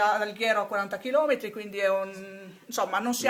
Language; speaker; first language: Italian; native; Italian